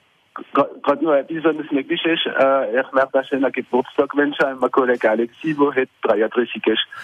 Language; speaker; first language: German; non-native, local second language; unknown